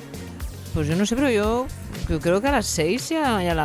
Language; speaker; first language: Spanish; native; Spanish